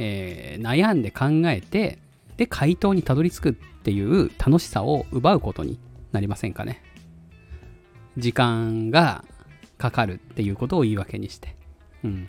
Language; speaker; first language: Japanese; native; Japanese